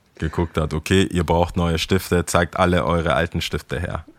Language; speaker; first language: German; early bilingual, other home language; Akan